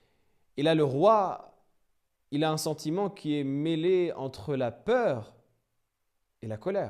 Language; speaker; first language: French; native; French